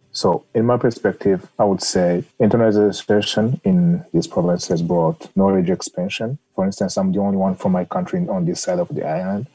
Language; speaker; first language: English; non-native, local second language; Kinyarwanda